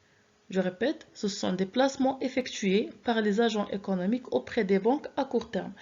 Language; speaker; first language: French; non-native, local second language; Arabic